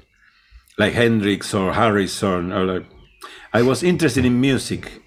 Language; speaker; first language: English; non-native, fluent; Spanish